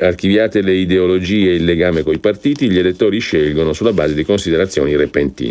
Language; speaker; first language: Italian; native; Italian